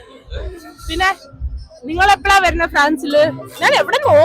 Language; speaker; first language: Malayalam; non-native, local second language; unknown